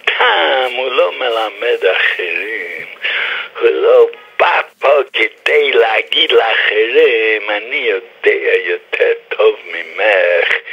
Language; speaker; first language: Hebrew; non-native, fluent; English